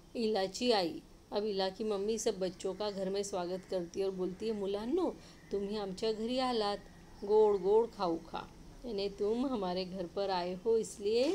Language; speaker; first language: Hindi; non-native, local second language; Marathi